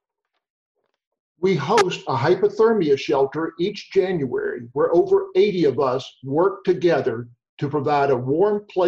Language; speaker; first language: English; native; English